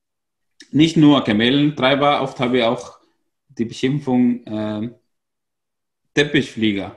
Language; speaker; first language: German; non-native, fluent; Arabic